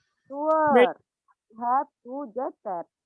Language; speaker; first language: English; non-native, learner; Indonesian